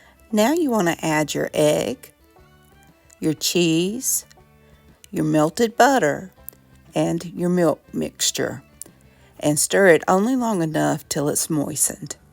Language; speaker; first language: English; native; English